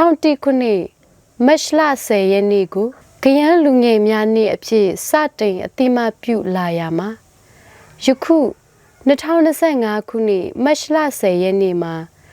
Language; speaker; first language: Burmese; non-native, local second language; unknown